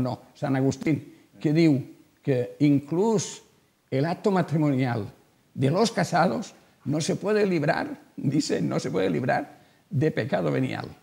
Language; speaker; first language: Spanish; non-native, local second language; Catalan